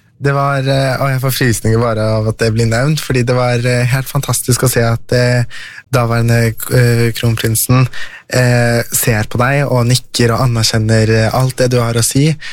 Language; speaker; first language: Norwegian; early bilingual, other home language; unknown